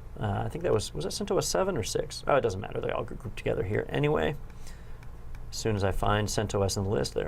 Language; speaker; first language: English; native; English